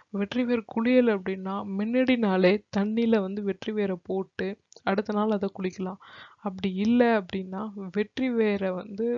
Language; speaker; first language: Tamil; native; Tamil